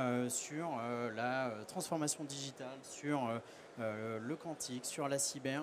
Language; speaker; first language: French; native; French